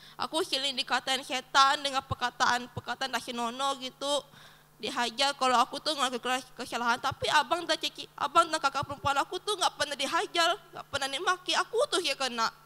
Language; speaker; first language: Indonesian; early bilingual, other home language; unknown